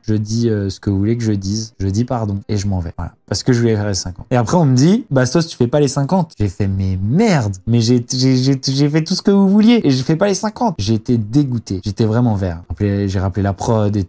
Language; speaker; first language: French; native; French